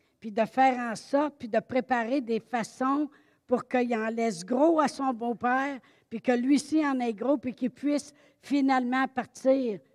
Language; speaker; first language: French; native; French